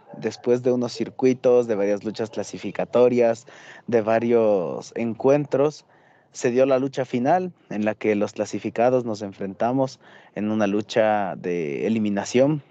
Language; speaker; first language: Spanish; native; Spanish